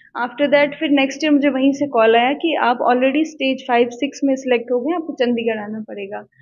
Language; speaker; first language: Hindi; non-native, local second language; Punjabi